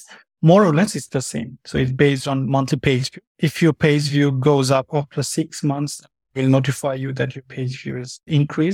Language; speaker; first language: English; non-native, fluent; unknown